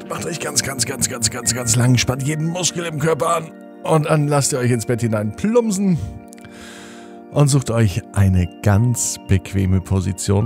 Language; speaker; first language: German; native; German